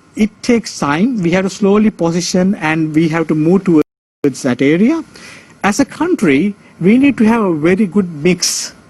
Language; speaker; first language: English; non-native, local second language; Sinhala